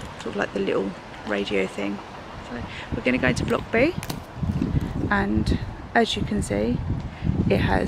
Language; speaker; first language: English; native; English